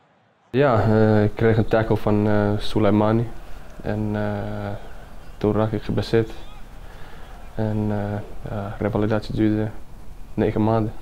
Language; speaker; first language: Dutch; non-native, fluent; Finnish